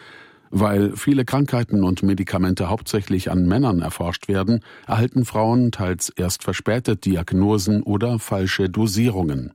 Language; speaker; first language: German; native; German